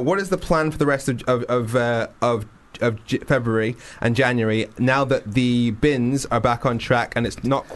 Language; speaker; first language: English; native; English